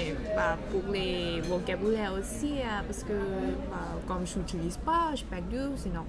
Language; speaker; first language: French; non-native, learner; Thai